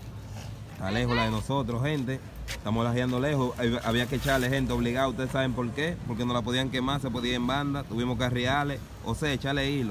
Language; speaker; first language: Spanish; native; Spanish